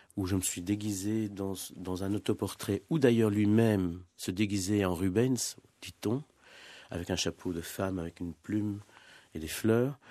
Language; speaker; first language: French; non-native, fluent; Spanish